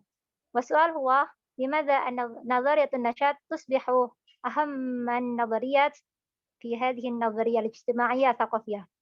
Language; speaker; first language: Arabic; non-native, learner; Indonesian